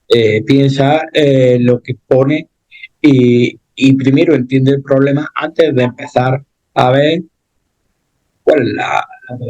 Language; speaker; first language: Spanish; native; Spanish